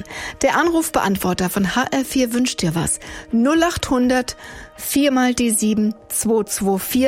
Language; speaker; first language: German; native; German